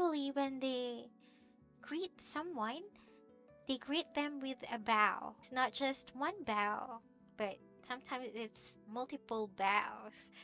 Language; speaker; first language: English; non-native, local second language; Filipino